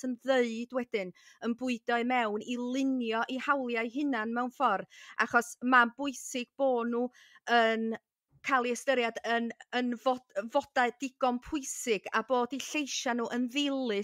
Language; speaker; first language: Welsh; native; Welsh